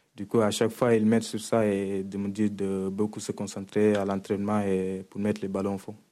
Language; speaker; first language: French; non-native, local second language; Wolof